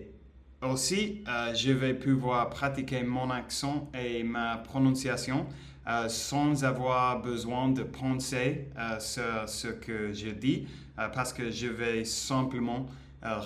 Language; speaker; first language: French; non-native, learner; Spanish